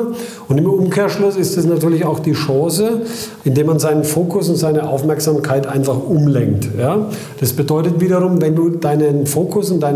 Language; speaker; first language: German; native; German